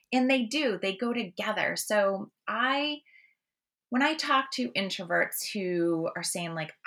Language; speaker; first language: English; native; English